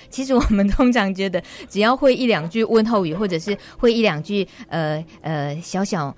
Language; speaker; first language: Chinese; native; Chinese